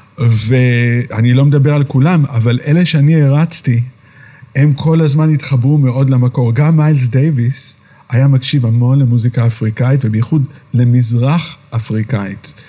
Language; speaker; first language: Hebrew; native; Hebrew